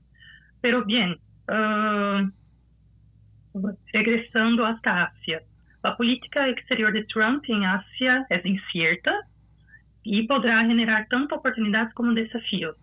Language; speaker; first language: Spanish; non-native, fluent; Portuguese